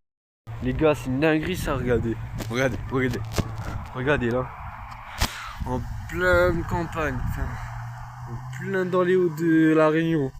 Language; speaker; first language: French; native; French